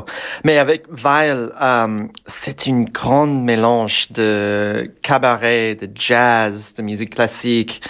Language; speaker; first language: French; non-native, fluent; English